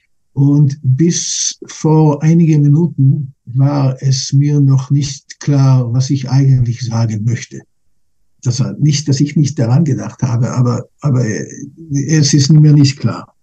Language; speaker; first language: German; non-native, fluent; English